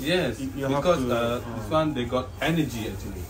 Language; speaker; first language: English; non-native, local second language; Malay